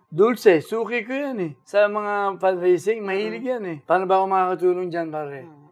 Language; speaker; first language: Filipino; native; Filipino